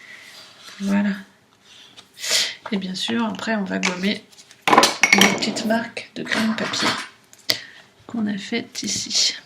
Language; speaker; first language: French; native; French